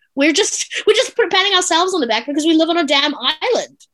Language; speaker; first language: English; native; English